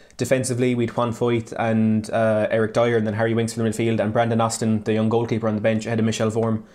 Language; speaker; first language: English; native; English